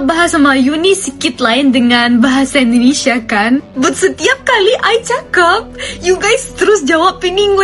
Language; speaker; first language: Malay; non-native, learner; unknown